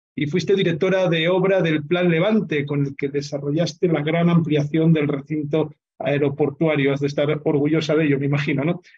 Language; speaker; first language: Spanish; native; Spanish